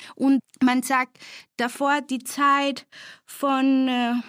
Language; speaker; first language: German; non-native, fluent; Spanish